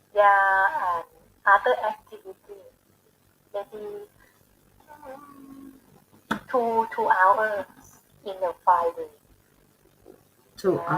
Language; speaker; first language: English; non-native, learner; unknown